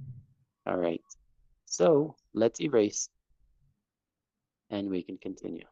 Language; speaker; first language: English; non-native, fluent; Spanish